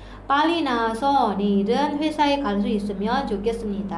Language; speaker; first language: Korean; non-native, fluent; Indonesian